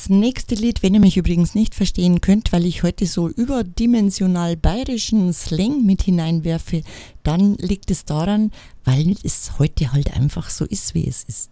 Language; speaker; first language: German; native; German